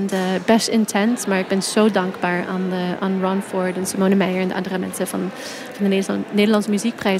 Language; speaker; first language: Dutch; non-native, fluent; English